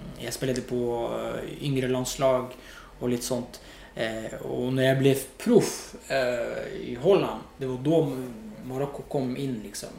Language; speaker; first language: Swedish; non-native, fluent; Riffian